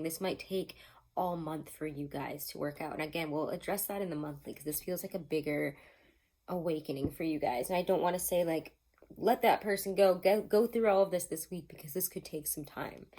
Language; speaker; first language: English; native; English